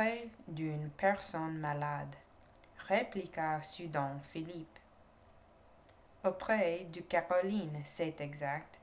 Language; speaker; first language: French; non-native, learner; English